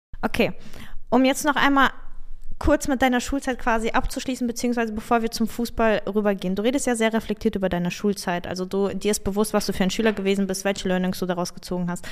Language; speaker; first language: German; native; German